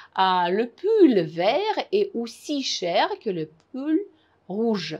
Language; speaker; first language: French; non-native, fluent; Uzbek